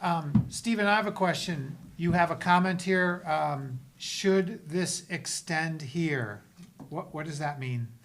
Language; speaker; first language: English; native; English